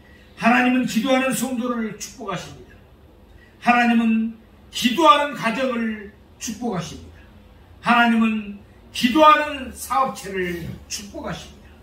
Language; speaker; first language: Korean; native; Korean